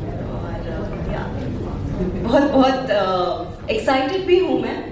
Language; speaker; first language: Hindi; non-native, learner; Kannada